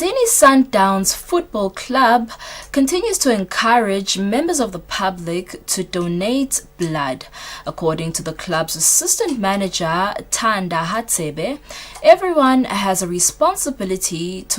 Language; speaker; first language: English; non-native, local second language; Swati